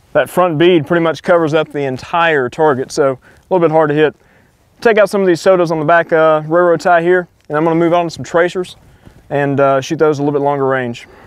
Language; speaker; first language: English; native; English